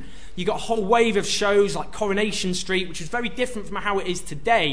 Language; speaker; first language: English; native; English